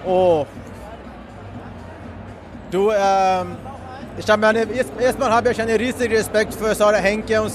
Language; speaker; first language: German; non-native, fluent; Swedish